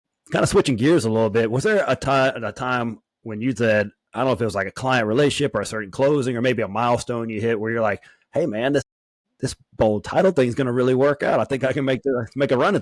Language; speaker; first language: English; native; English